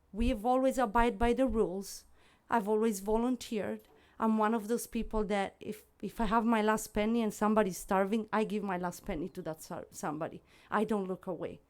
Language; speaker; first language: English; non-native, fluent; Italian